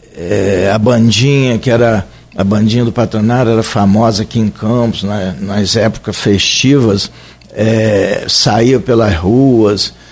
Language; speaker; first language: Portuguese; native; Portuguese